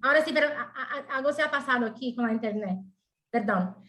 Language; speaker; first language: Spanish; non-native, fluent; Portuguese